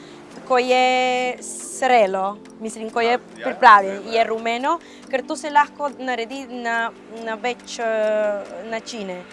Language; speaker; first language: Slovenian; non-native, fluent; Spanish